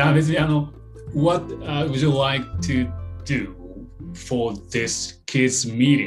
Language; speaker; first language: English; non-native, fluent; Japanese